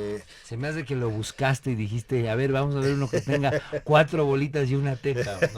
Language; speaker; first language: Spanish; native; Spanish